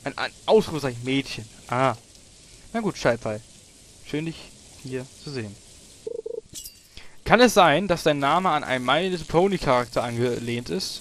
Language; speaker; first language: German; native; German